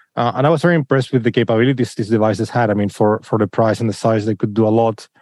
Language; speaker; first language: English; non-native, fluent; Spanish